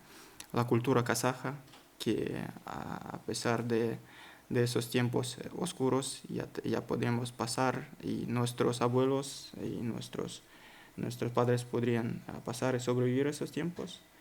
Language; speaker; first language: Spanish; non-native, learner; Kazakh